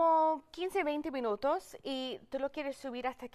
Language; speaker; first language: Spanish; early bilingual, heritage; English